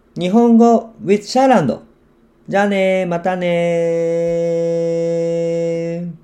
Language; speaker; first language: Japanese; non-native, fluent; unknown